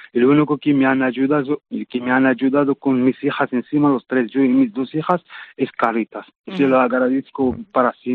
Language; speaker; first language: Spanish; non-native, fluent; Arabic